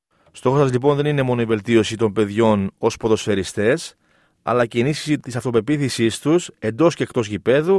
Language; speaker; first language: Greek; native; Greek